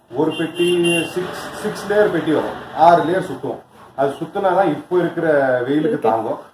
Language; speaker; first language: Tamil; non-native, local second language; Kashmiri